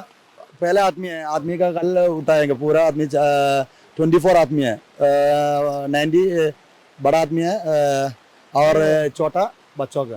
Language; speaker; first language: Hindi; non-native, local second language; Malayalam